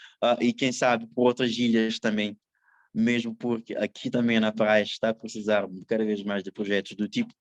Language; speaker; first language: Portuguese; non-native, local second language; Kabuverdianu